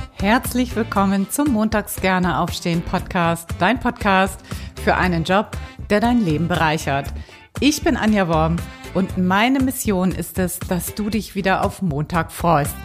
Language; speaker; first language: German; native; German